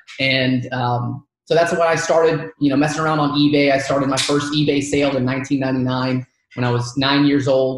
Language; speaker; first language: English; early bilingual, other home language; Arabic